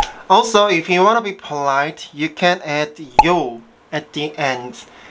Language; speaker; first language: English; non-native, fluent; Korean